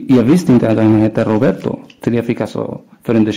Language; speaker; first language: Swedish; non-native, learner; Arabic